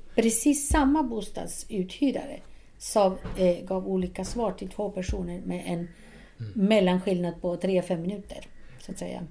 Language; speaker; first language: Swedish; non-native, fluent; Spanish